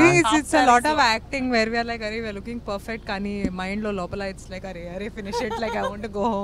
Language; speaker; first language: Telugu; non-native, fluent; Hindi